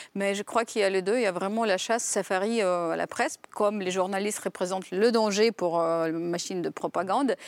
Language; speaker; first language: French; non-native, fluent; Ukrainian